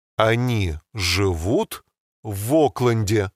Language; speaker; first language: Russian; non-native, learner; English